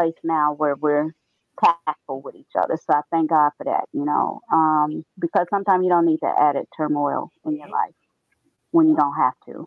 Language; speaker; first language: English; native; English